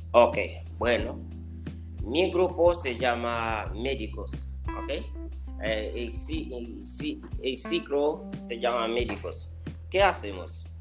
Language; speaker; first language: Spanish; non-native, learner; Haitian Creole